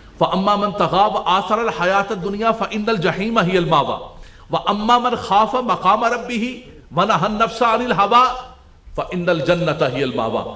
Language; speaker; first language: Urdu; non-native, local second language; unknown